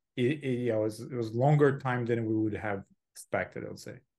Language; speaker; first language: English; non-native, fluent; Portuguese